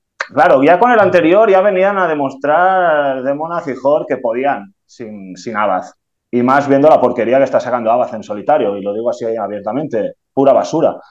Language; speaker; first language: Spanish; non-native, local second language; Catalan